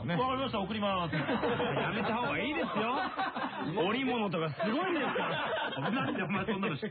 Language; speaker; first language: Japanese; native; Japanese